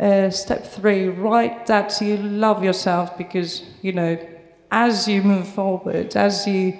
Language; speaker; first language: English; non-native, fluent; Turkish